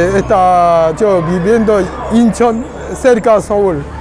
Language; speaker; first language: Spanish; non-native, learner; Korean